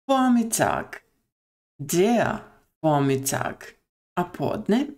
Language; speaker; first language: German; non-native, fluent; Bosnian